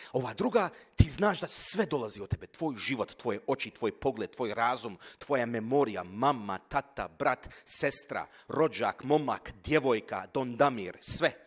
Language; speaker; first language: Croatian; early bilingual, heritage; Croatian